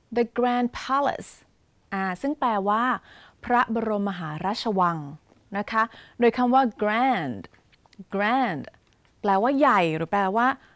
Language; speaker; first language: Thai; native; Thai